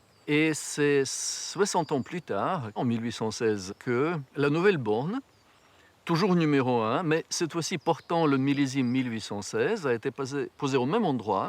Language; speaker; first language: French; non-native, fluent; Ukrainian